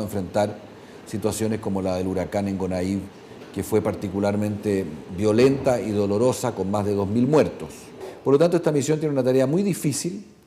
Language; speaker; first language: Spanish; native; Spanish